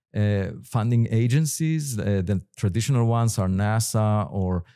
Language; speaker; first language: English; non-native, fluent; Hebrew